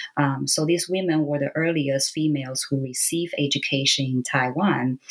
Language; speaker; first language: English; non-native, fluent; Chinese